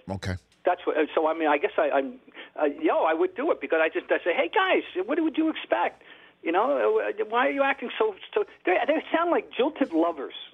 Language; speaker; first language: English; native; English